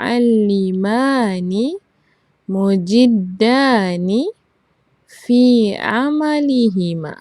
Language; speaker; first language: Arabic; non-native, fluent; Malay